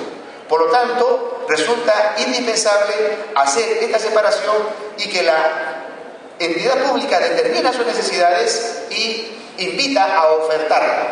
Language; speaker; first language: Spanish; native; Spanish